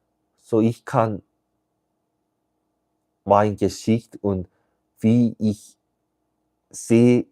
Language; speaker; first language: German; non-native, learner; English